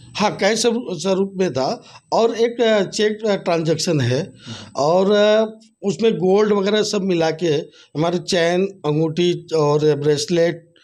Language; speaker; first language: Hindi; native; Hindi